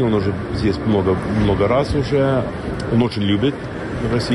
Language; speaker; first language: Russian; non-native, fluent; English